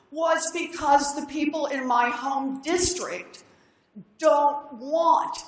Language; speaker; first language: English; native; English